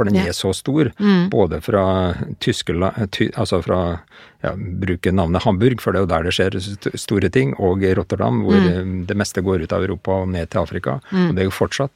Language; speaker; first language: Norwegian; native; Norwegian